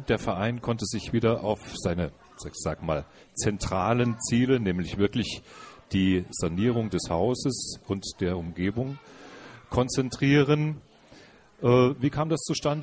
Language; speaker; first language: German; native; German